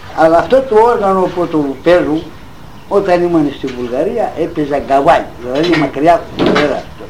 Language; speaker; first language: Greek; native; Greek